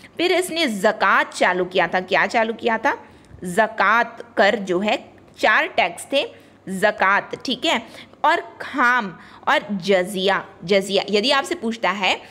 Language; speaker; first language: Hindi; native; Hindi